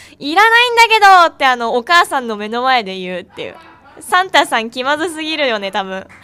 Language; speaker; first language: Japanese; native; Japanese